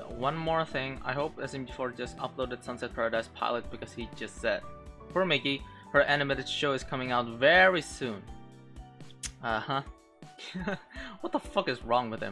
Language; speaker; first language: English; non-native, local second language; Filipino